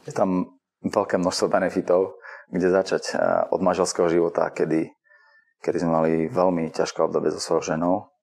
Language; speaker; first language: Slovak; native; Slovak